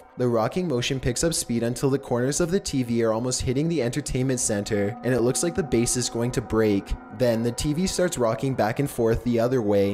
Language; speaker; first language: English; native; English